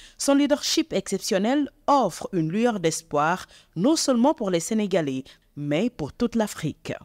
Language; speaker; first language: French; non-native, local second language; Wolof